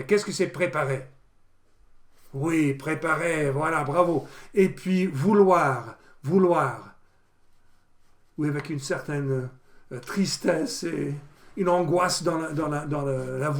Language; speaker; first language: French; non-native, fluent; English